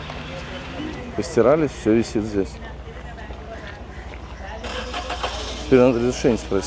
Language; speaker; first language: Russian; native; Russian